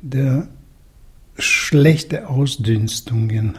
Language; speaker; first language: German; non-native, fluent; Russian